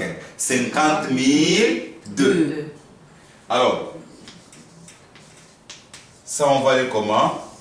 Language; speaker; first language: French; non-native, fluent; Korean